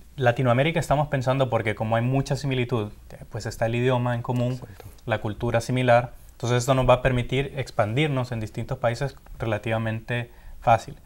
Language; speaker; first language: Spanish; native; Spanish